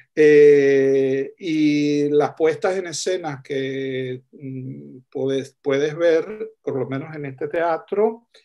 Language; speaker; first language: Spanish; native; Spanish